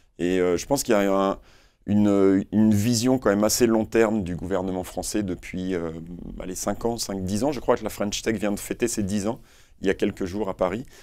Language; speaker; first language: French; native; French